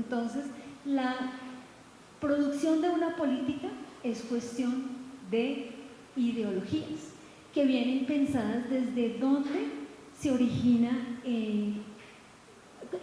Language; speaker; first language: Spanish; native; Spanish